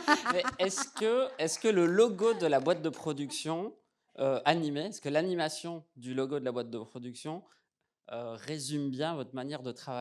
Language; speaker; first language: French; native; French